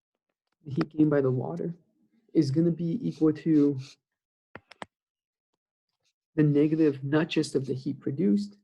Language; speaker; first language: English; native; English